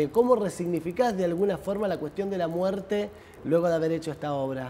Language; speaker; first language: Spanish; native; Spanish